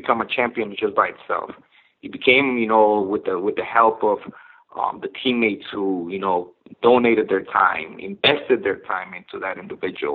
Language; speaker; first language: English; non-native, fluent; Spanish